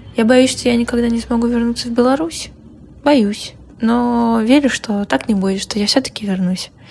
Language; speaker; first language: Russian; native; Russian